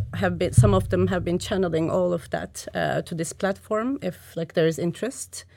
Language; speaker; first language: English; non-native, fluent; Turkish